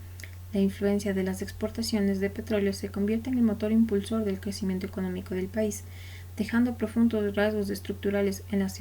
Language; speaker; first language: Spanish; native; Spanish